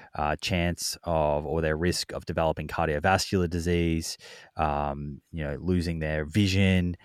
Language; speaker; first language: English; native; English